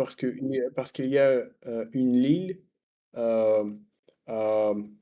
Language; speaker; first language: French; non-native, fluent; Russian